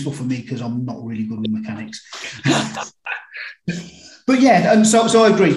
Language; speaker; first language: English; native; English